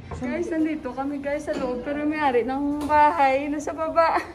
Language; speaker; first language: Filipino; native; Filipino